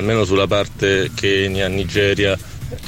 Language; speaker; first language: Italian; native; Italian